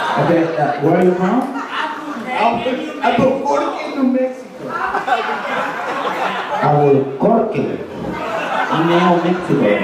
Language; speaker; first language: English; non-native, local second language; Spanish